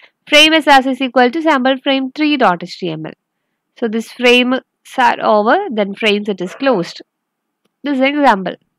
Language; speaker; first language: English; non-native, local second language; Malayalam